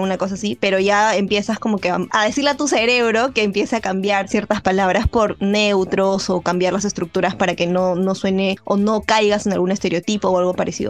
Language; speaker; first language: Spanish; native; Spanish